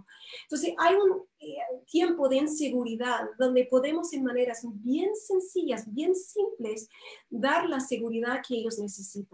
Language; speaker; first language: Spanish; non-native, fluent; English